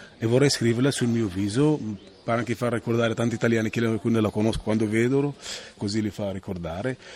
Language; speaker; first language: Italian; non-native, fluent; Arabic